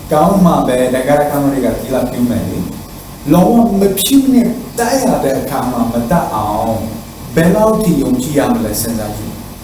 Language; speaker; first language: Burmese; non-native, fluent; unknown